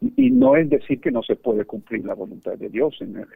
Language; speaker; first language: Spanish; early bilingual, heritage; Spanish